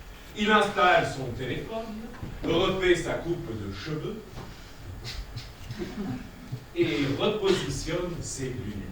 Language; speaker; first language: French; native; French